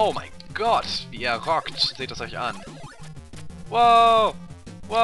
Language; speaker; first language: German; native; German